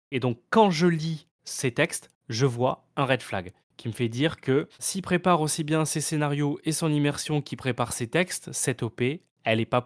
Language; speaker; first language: French; native; French